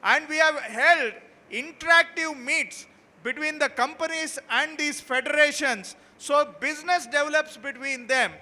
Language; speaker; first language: English; non-native, local second language; Kannada